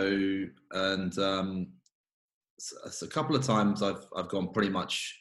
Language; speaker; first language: English; native; English